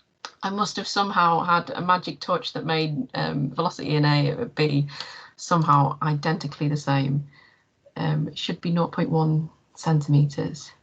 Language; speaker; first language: English; native; English